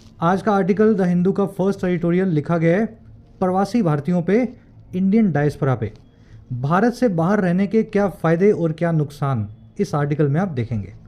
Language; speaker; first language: Hindi; native; Hindi